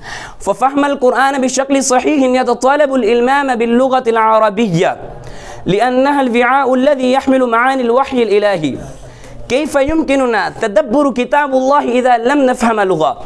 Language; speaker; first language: Arabic; non-native, learner; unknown